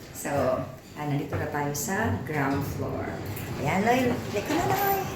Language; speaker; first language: Filipino; non-native, local second language; Cebuano